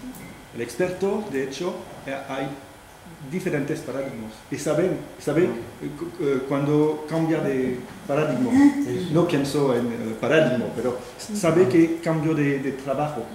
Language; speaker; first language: Spanish; non-native, fluent; French